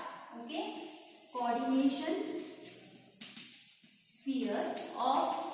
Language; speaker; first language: English; non-native, local second language; Marathi